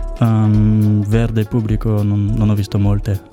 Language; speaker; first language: Italian; non-native, learner; French